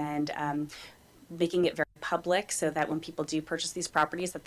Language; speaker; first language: English; native; English